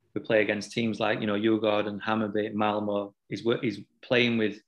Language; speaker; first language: English; native; English